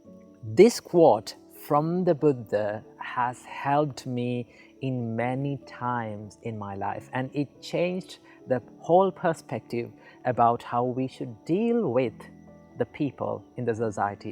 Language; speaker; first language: English; non-native, local second language; Sinhala